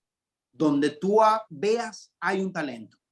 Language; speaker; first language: Spanish; native; Spanish